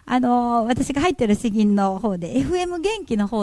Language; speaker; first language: Japanese; native; Japanese